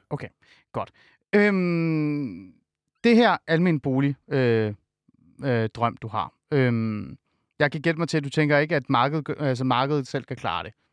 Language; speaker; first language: Danish; early bilingual, other home language; Persian